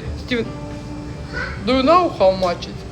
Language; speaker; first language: English; non-native, learner; Ukrainian